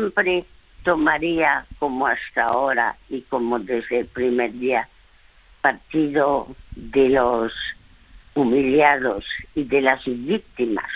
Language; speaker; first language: Spanish; early bilingual, other home language; French